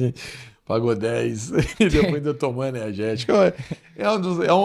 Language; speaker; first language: Portuguese; native; Portuguese